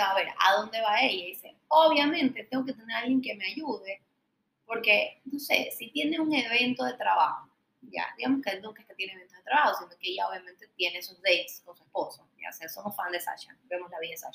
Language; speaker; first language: Spanish; native; Spanish